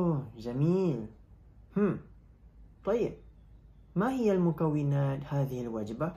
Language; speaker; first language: Arabic; non-native, learner; English